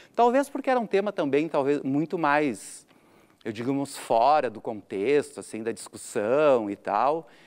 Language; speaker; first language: Portuguese; native; Portuguese